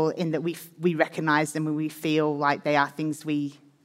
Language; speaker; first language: English; native; English